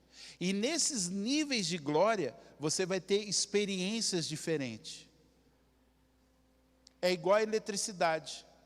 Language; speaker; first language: Portuguese; native; Portuguese